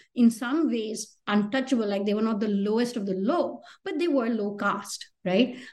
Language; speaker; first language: English; non-native, local second language; Hindi